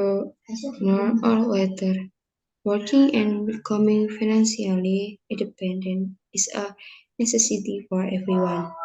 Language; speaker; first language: English; non-native, learner; Indonesian